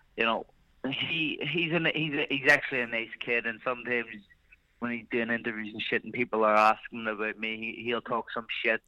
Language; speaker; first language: English; native; English